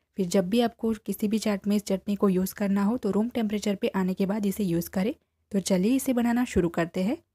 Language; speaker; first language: Hindi; non-native, local second language; Gujarati